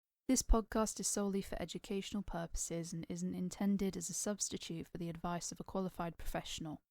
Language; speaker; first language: English; native; English